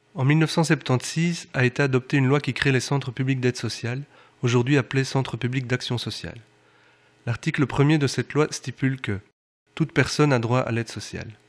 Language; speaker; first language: French; native; French